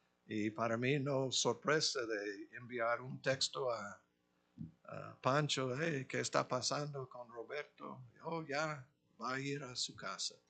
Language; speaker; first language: Spanish; non-native, fluent; English